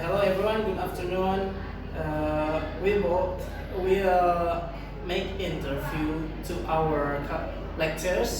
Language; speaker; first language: English; non-native, learner; Indonesian